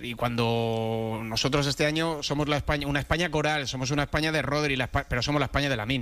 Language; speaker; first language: Spanish; native; Spanish